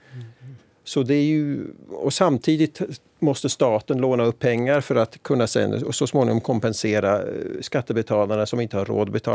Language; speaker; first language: Swedish; native; Swedish